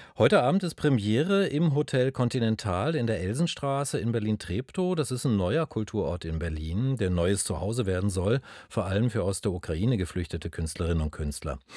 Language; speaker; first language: German; native; German